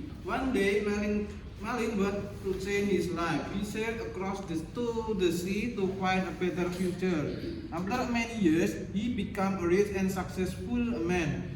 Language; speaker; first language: English; non-native, learner; Indonesian